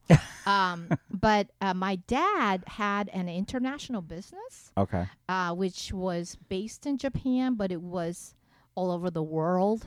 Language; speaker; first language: English; non-native, fluent; Japanese